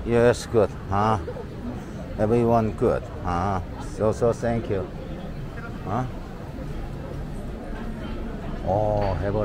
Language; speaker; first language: English; non-native, learner; Korean